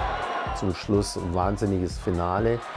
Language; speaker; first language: German; native; German